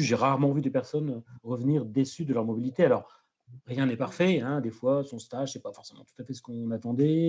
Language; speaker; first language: French; native; French